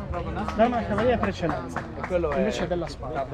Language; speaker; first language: Italian; native; Italian